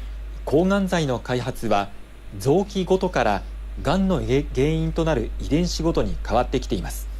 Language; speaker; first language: Japanese; native; Japanese